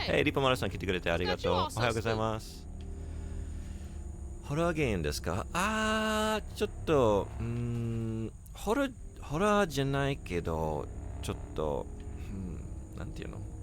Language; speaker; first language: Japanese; non-native, learner; English